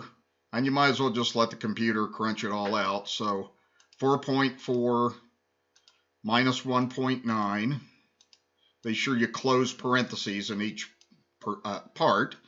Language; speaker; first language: English; native; English